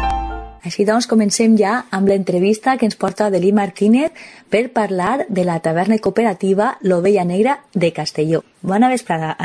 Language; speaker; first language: Catalan; native; Catalan